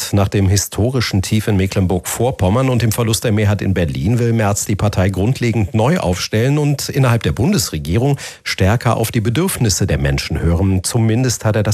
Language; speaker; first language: German; native; German